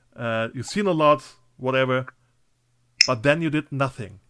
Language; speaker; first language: English; non-native, fluent; German